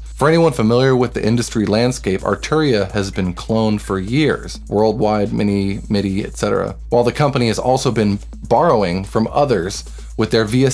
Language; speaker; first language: English; native; English